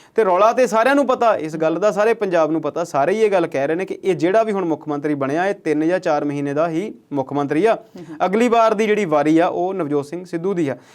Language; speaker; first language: Punjabi; native; Punjabi